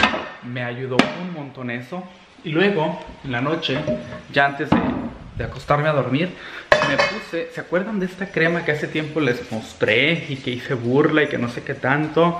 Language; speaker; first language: Spanish; native; Spanish